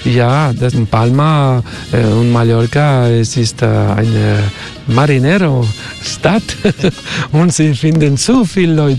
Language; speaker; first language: German; non-native, learner; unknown